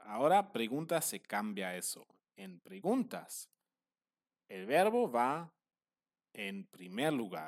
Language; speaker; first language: Spanish; non-native, fluent; German